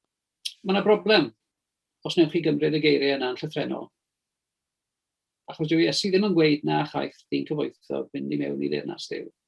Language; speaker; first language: Welsh; native; Welsh